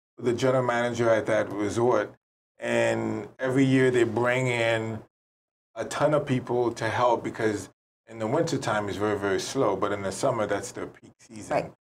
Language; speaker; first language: English; native; English